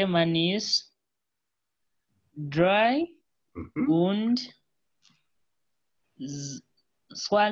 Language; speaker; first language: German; non-native, learner; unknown